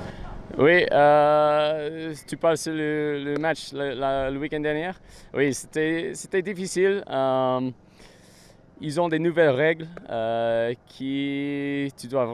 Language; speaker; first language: French; non-native, fluent; English